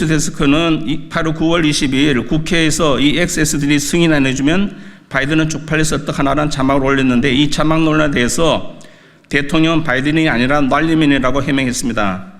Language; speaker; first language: Korean; native; Korean